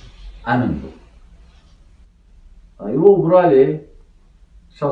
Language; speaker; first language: Russian; non-native, learner; Azerbaijani